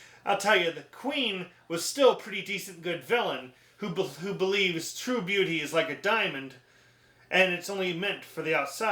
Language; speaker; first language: English; native; English